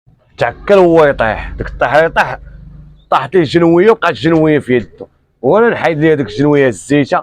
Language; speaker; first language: Arabic; native; Arabic